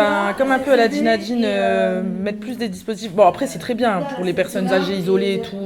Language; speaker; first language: French; native; French